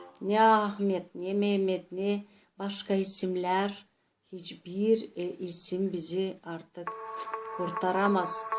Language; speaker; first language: Turkish; non-native, fluent; Azerbaijani